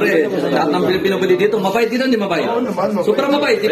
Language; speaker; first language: Filipino; non-native, learner; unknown